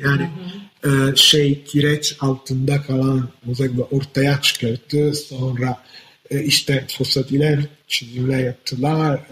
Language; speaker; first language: Turkish; non-native, fluent; Italian